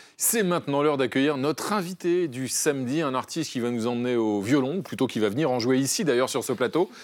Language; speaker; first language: French; native; French